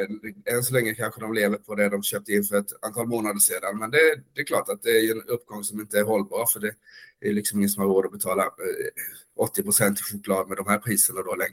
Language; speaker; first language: Swedish; native; Swedish